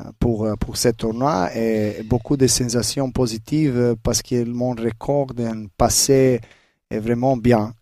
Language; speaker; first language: French; non-native, learner; Serbian